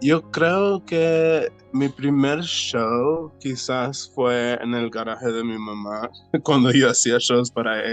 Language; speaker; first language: Spanish; early bilingual, heritage; Spanish